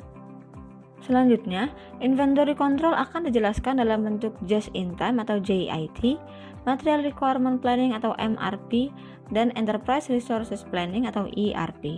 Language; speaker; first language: Indonesian; native; Indonesian